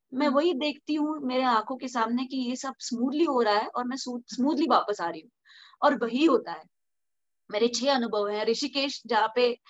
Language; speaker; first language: Hindi; non-native, local second language; Marathi